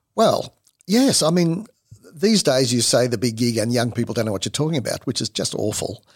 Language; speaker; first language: English; native; English